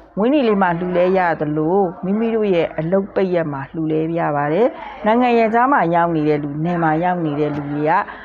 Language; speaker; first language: Burmese; native; Burmese